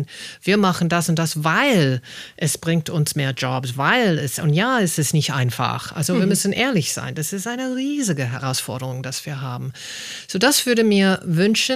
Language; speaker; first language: German; non-native, fluent; English